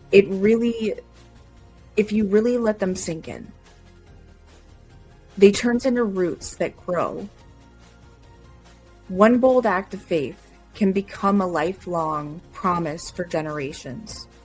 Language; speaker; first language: English; native; English